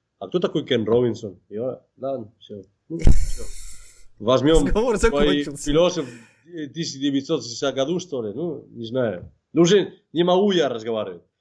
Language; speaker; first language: Russian; non-native, fluent; Spanish